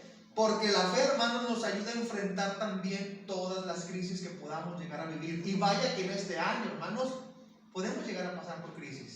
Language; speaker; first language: Spanish; native; Spanish